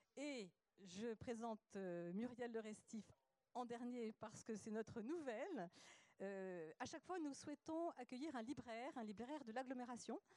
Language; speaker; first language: French; native; French